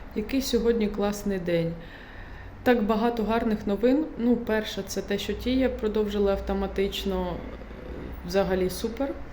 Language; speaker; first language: Ukrainian; native; Ukrainian